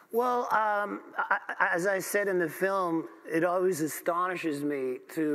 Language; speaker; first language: English; native; English